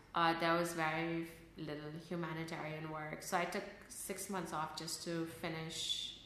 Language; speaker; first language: English; early bilingual, other home language; Urdu